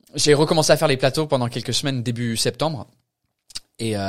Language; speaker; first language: French; non-native, fluent; English